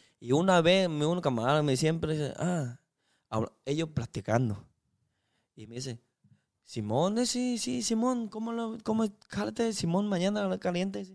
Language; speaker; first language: Spanish; non-native, learner; Chinese